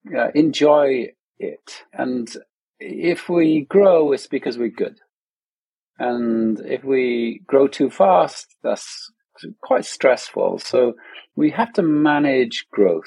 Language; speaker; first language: English; native; English